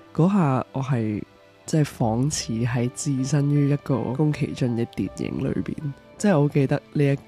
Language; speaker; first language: Cantonese; native; Cantonese